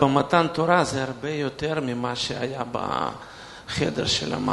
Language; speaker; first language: Hebrew; non-native, fluent; Russian